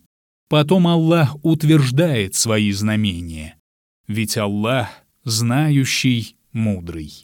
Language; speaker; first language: Russian; native; Russian